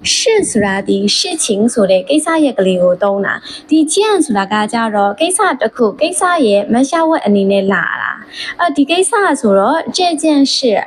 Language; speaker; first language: Burmese; native; Burmese